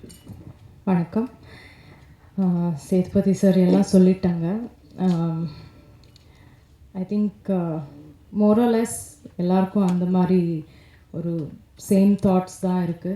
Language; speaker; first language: Tamil; non-native, local second language; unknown